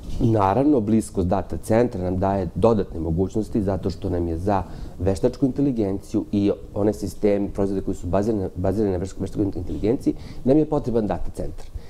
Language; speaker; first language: Serbian; native; Serbian